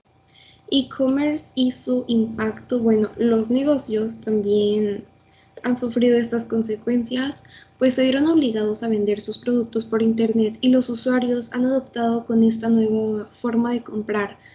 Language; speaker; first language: Spanish; native; Spanish